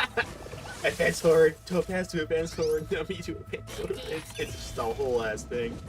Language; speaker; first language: English; native; English